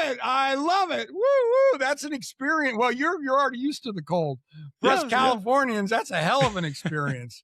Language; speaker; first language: English; native; English